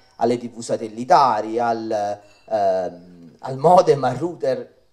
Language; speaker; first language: Italian; native; Italian